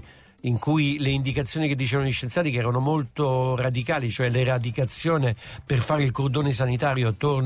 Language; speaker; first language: Italian; native; Italian